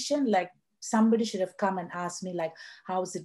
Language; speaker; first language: English; non-native, local second language; Tamil